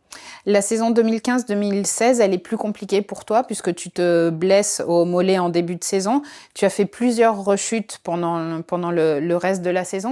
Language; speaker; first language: French; native; French